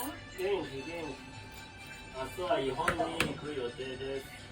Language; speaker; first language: Japanese; non-native, learner; Chinese